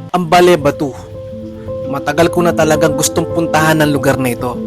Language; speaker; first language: Filipino; non-native, local second language; Pampanga